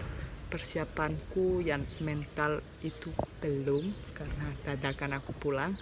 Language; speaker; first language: Indonesian; non-native, fluent; Spanish